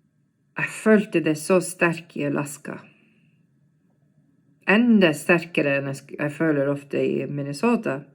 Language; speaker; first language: Norwegian; non-native, fluent; English